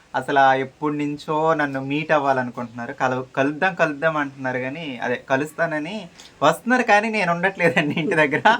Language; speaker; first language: Telugu; native; Telugu